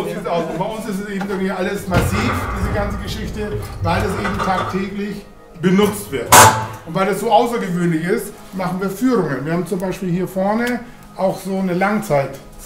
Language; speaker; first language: German; native; German